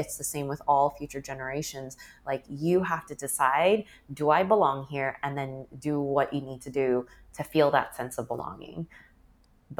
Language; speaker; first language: English; native; English